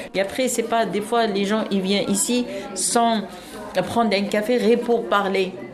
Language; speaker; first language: French; non-native, local second language; Arabic